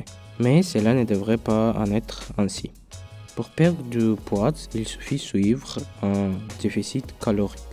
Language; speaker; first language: French; non-native, learner; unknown